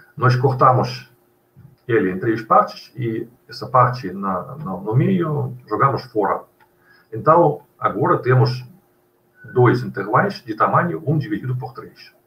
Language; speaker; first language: Portuguese; non-native, fluent; Russian